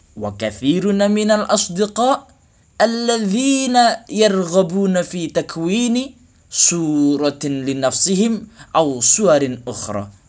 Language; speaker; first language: Arabic; non-native, learner; Indonesian